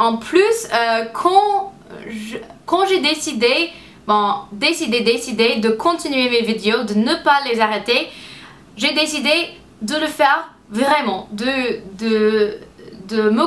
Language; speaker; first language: French; non-native, fluent; English